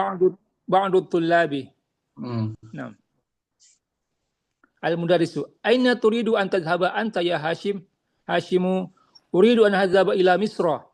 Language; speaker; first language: Arabic; non-native, learner; Indonesian